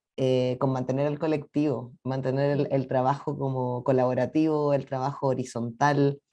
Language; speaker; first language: Spanish; native; Spanish